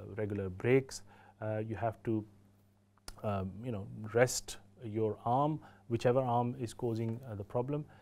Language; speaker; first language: Urdu; native; Urdu